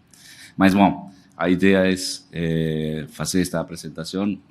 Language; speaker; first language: Portuguese; non-native, learner; Spanish